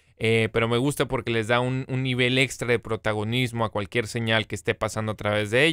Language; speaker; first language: Spanish; native; Spanish